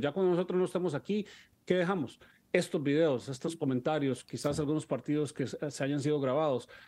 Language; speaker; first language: Spanish; early bilingual, heritage; Spanish